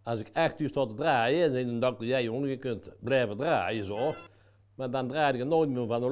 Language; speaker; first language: Dutch; native; Dutch